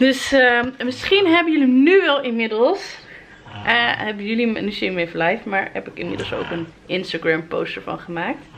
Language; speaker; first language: Dutch; native; Dutch